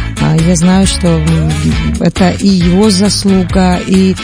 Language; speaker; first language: Russian; non-native, local second language; Tajik